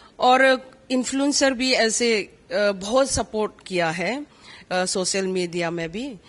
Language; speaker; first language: Hindi; non-native, local second language; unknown